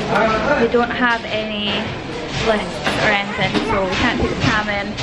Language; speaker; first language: English; native; English